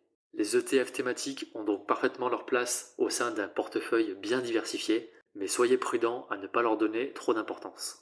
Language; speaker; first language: French; native; French